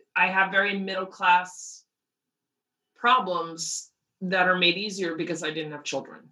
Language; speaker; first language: English; native; English